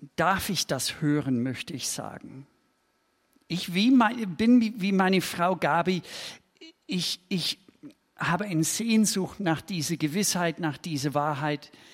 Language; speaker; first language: German; non-native, fluent; English